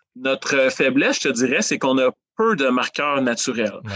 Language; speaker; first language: French; native; French